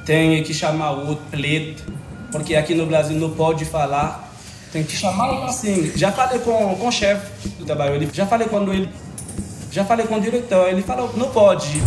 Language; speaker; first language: Portuguese; non-native, learner; Haitian Creole